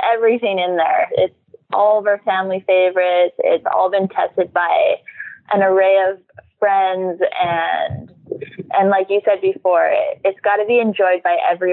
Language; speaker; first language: English; native; English